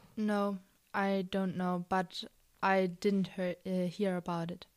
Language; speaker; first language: English; non-native, fluent; German